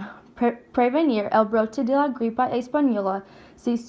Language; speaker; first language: Spanish; non-native, learner; English